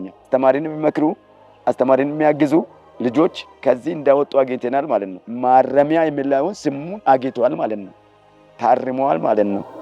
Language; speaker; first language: Amharic; native; Amharic